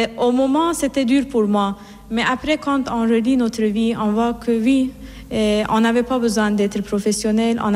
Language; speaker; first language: French; non-native, fluent; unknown